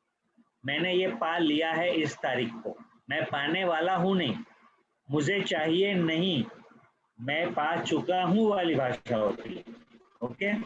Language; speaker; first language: Hindi; native; Hindi